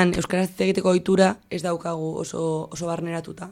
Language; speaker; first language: Basque; non-native, local second language; Spanish